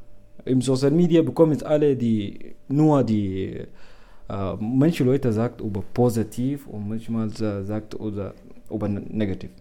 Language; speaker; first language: German; non-native, learner; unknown